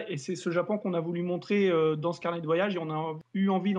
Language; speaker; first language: French; native; French